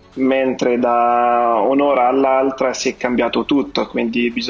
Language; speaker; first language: Italian; non-native, fluent; Arabic